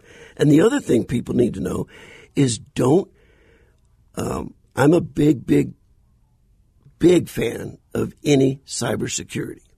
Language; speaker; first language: English; native; English